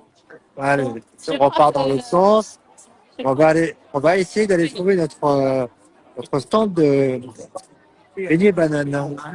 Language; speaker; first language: French; native; French